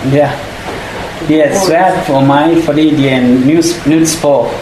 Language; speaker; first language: Danish; non-native, learner; Tamil